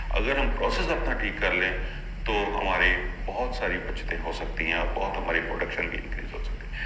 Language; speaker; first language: Urdu; non-native, local second language; Punjabi